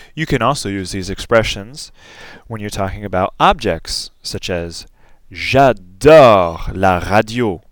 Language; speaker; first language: English; native; English